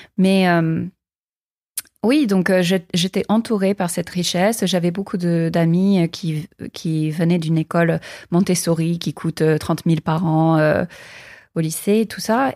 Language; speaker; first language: French; non-native, fluent; English